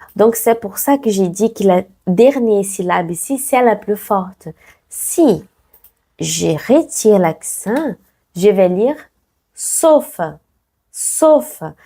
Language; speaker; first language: French; non-native, fluent; Portuguese